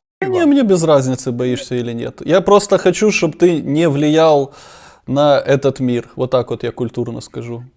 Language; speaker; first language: Russian; non-native, local second language; Ukrainian